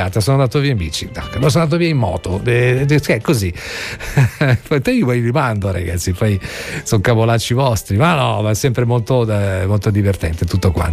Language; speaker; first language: Italian; native; Italian